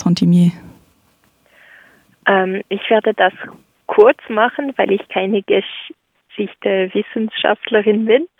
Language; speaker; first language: German; non-native, local second language; French